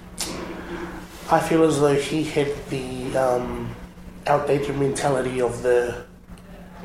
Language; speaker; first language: English; native; English